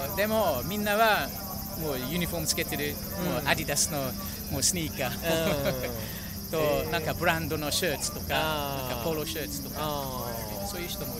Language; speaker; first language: Japanese; non-native, fluent; English